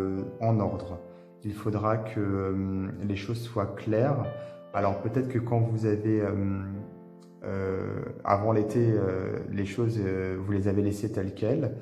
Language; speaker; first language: French; native; French